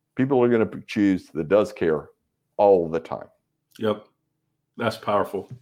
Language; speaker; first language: English; native; English